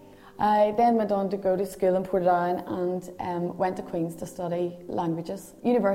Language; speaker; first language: English; native; English